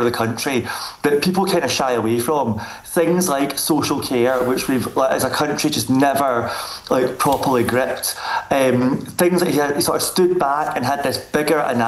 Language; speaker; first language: English; native; English